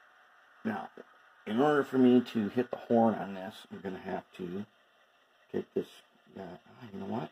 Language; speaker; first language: English; native; English